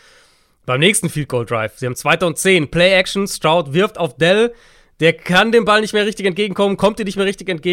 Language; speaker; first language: German; native; German